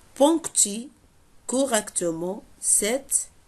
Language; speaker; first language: French; non-native, local second language; Arabic